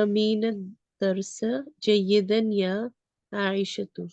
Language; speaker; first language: Arabic; non-native, learner; Malayalam